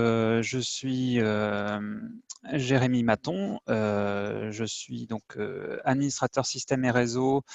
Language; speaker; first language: French; native; French